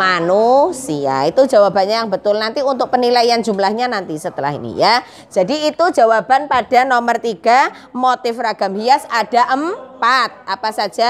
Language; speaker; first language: Indonesian; non-native, local second language; Javanese